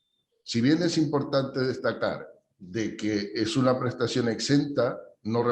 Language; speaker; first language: Spanish; native; Spanish